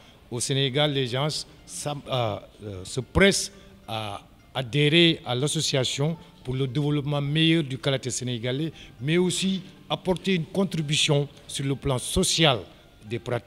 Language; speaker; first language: French; non-native, local second language; Wolof